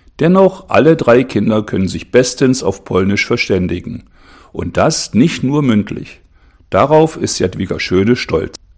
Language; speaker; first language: German; native; German